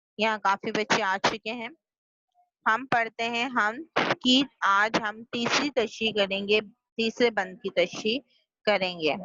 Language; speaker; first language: Urdu; native; Urdu